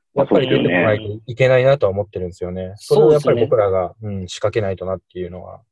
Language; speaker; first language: Japanese; native; Japanese